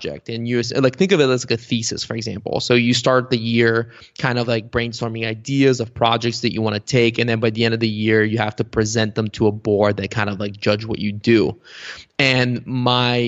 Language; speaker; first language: English; early bilingual, other home language; Bulgarian